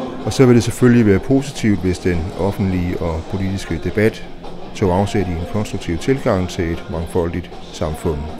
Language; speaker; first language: Danish; native; Danish